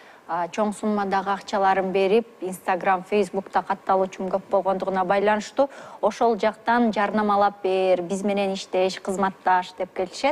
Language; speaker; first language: Kyrgyz; native; Kyrgyz